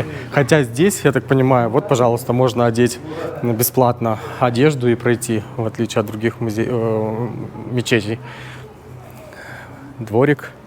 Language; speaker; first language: Russian; native; Russian